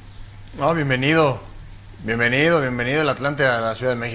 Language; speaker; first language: Spanish; native; Spanish